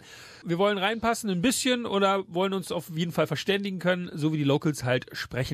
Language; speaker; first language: German; native; German